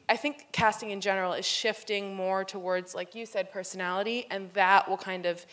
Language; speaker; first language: English; native; English